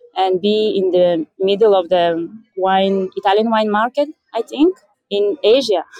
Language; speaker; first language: English; non-native, fluent; Russian